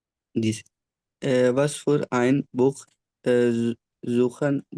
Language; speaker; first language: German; non-native, learner; Urdu